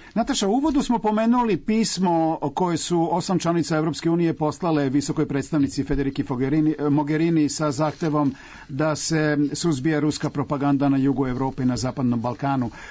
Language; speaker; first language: Serbian; native; Serbian